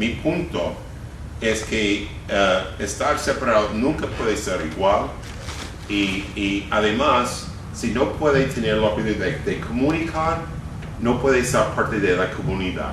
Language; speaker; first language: Spanish; non-native, fluent; English